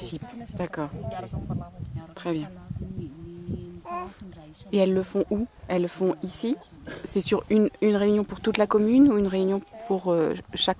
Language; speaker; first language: French; native; French